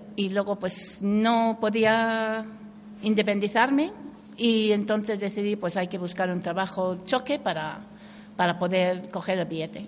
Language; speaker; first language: Spanish; non-native, fluent; English